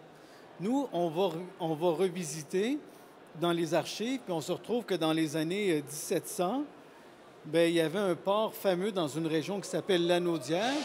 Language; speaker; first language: French; native; French